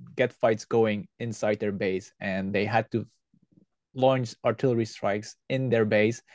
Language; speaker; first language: English; non-native, fluent; Dutch